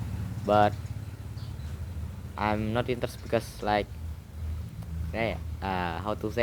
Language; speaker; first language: English; non-native, learner; Indonesian